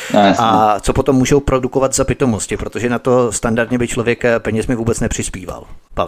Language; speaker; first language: Czech; native; Czech